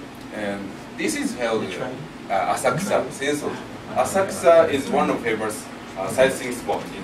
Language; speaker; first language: English; non-native, learner; Japanese